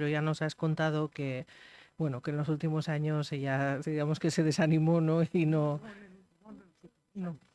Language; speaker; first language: Spanish; native; Spanish